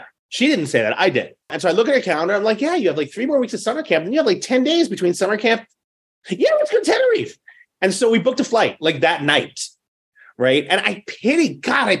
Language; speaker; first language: English; native; English